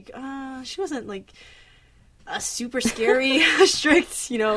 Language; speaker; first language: English; early bilingual, other home language; Chinese